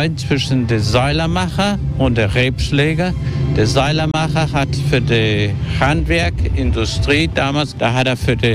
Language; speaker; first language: German; non-native, fluent; Spanish